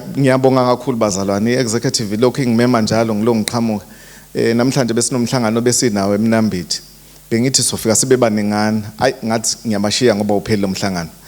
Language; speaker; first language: Zulu; native; Zulu